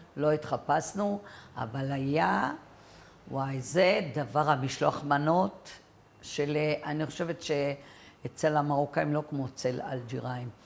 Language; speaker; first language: Hebrew; early bilingual, other home language; French